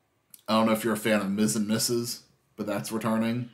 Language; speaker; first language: English; native; English